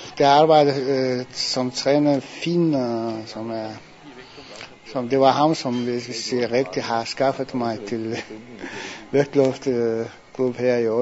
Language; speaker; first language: Danish; non-native, learner; Chechen